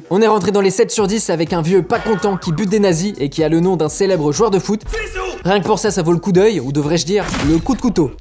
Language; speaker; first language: French; native; French